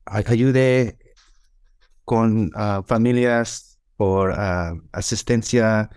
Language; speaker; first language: Spanish; non-native, learner; English